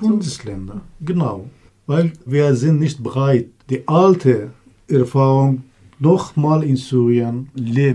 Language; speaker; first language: German; non-native, learner; Kurdish